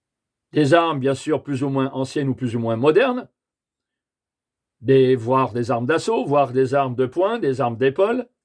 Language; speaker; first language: French; native; French